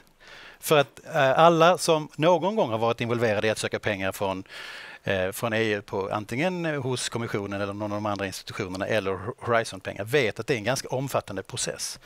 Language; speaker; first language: Swedish; native; Swedish